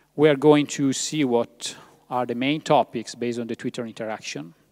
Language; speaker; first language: English; non-native, fluent; Italian